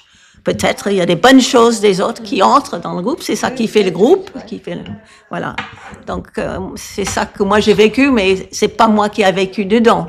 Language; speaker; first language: French; non-native, fluent; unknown